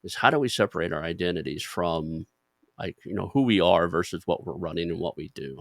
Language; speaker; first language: English; native; English